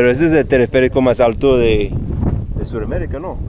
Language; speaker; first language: Spanish; non-native, learner; English